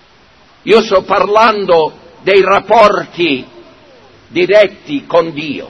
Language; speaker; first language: Italian; non-native, fluent; English